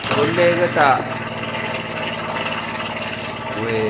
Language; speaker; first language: Indonesian; native; Indonesian